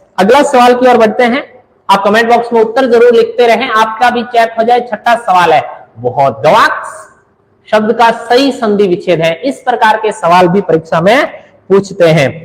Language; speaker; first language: Hindi; native; Hindi